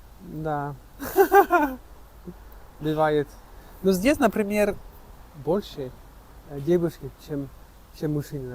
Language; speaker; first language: Russian; non-native, learner; French